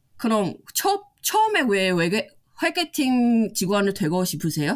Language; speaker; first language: Korean; non-native, fluent; Chinese